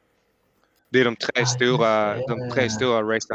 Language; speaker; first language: Swedish; early bilingual, heritage; Swedish